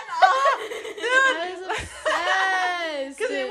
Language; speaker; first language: English; early bilingual, other home language; Spanish